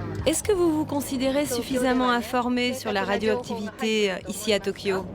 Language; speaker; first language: French; native; French